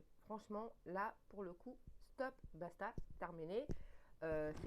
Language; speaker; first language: French; native; French